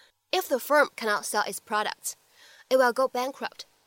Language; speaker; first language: English; non-native, fluent; Chinese